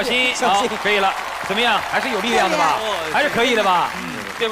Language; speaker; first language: Chinese; native; Chinese